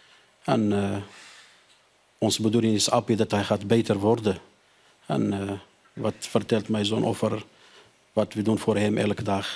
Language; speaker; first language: Dutch; non-native, learner; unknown